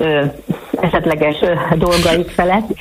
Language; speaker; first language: Hungarian; native; Hungarian